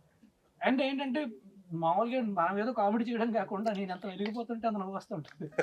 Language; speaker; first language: Telugu; native; Telugu